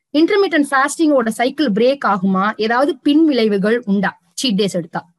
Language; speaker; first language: Tamil; native; Tamil